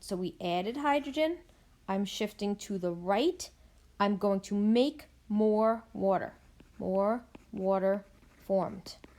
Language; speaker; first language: English; native; English